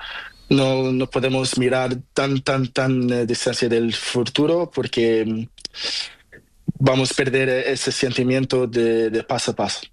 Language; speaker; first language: Spanish; non-native, learner; Portuguese